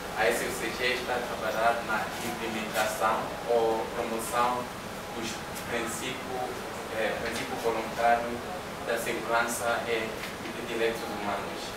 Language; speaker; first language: Portuguese; non-native, learner; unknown